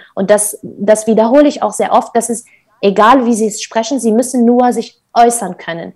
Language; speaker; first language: German; non-native, fluent; Kurdish